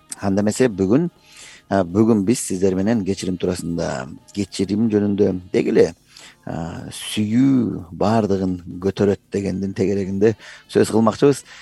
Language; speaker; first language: Kyrgyz; native; Kyrgyz